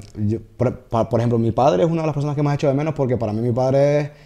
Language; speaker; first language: Spanish; native; Spanish